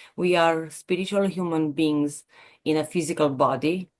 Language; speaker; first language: English; non-native, fluent; Romanian